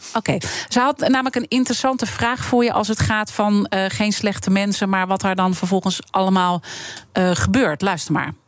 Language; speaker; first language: Dutch; native; Dutch